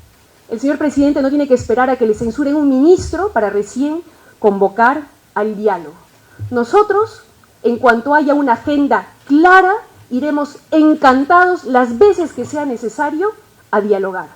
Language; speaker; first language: Spanish; native; Spanish